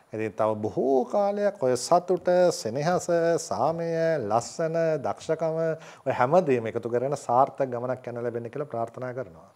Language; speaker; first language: Sinhala; native; Sinhala